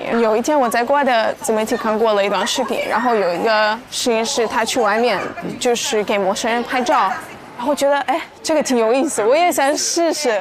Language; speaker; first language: Chinese; non-native, fluent; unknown